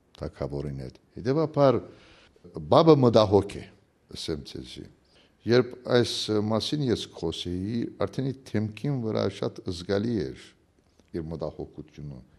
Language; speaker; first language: Armenian; early bilingual, heritage; Armenian